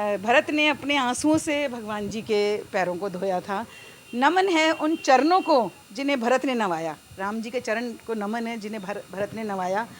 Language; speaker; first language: Hindi; native; Hindi